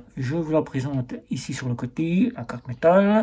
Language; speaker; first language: French; native; French